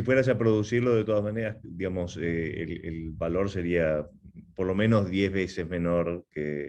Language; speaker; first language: Spanish; native; Spanish